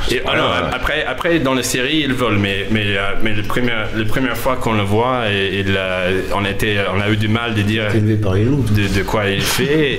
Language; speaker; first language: French; non-native, fluent; English